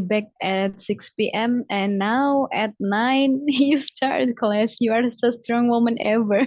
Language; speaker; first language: English; non-native, fluent; Javanese